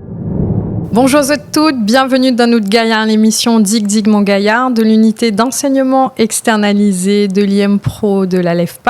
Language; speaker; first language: French; non-native, local second language; Réunion Creole French